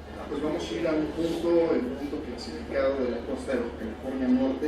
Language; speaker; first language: Spanish; native; Spanish